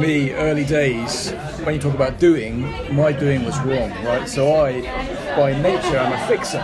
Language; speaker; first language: English; native; English